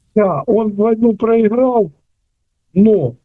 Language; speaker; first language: Russian; native; Russian